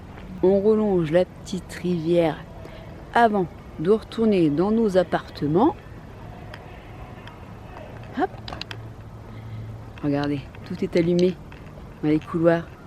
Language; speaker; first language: French; native; French